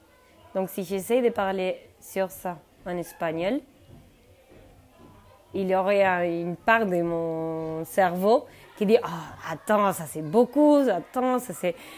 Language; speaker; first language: French; non-native, fluent; Spanish